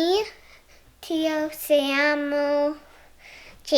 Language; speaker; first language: Spanish; non-native, learner; English